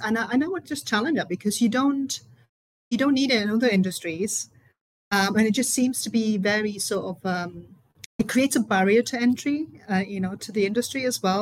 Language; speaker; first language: English; non-native, fluent; German